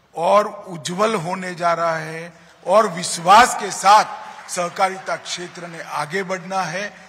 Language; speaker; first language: Hindi; non-native, local second language; Gujarati